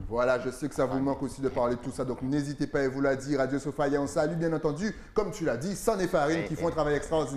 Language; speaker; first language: French; native; French